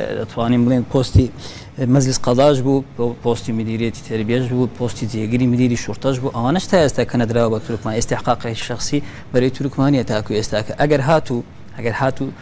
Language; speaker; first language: Central Kurdish; non-native, local second language; Azerbaijani